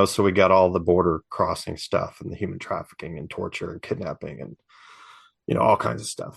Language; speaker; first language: English; native; English